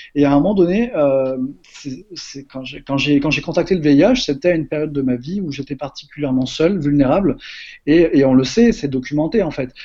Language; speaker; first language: French; native; French